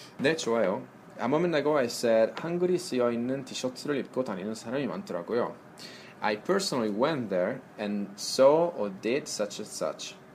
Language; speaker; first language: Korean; non-native, fluent; Italian